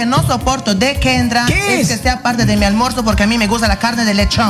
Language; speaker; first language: Spanish; native; Spanish